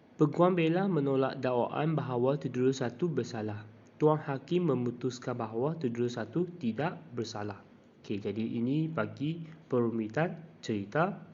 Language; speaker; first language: Malay; non-native, local second language; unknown